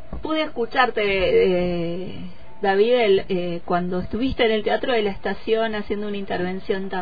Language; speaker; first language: Spanish; native; Spanish